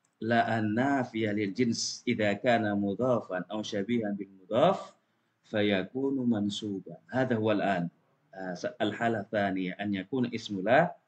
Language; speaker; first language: Arabic; non-native, fluent; Indonesian